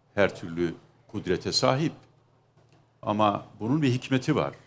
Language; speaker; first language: Turkish; native; Turkish